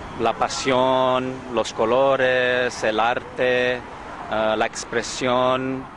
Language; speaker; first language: Spanish; early bilingual, heritage; English